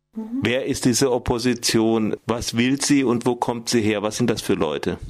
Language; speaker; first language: German; non-native, fluent; Russian